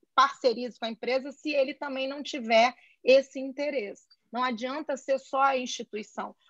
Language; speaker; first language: Portuguese; native; Portuguese